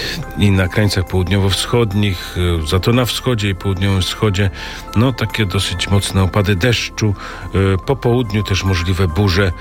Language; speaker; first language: Polish; native; Polish